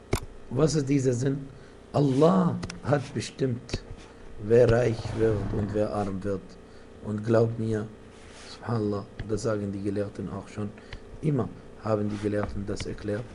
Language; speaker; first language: German; non-native, fluent; Arabic